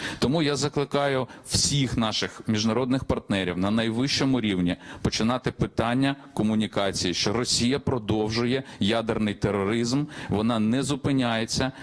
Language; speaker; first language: Ukrainian; native; Ukrainian